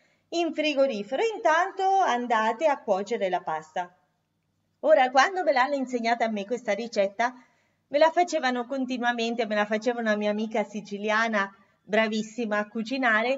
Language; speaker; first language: Italian; native; Italian